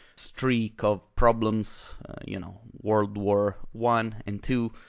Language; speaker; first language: English; non-native, fluent; Italian